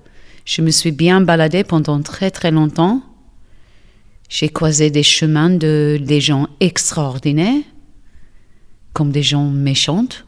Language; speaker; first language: French; non-native, fluent; English